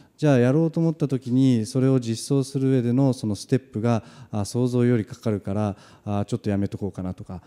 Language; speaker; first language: Japanese; native; Japanese